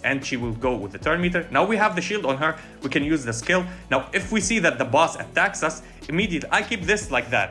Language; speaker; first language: English; non-native, fluent; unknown